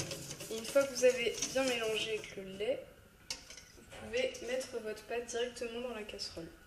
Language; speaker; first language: French; native; French